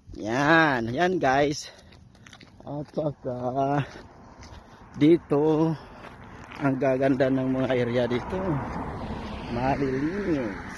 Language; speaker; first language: Filipino; non-native, local second language; Cebuano